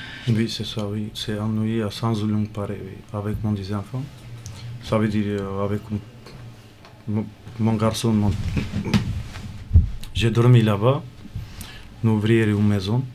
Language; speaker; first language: French; non-native, learner; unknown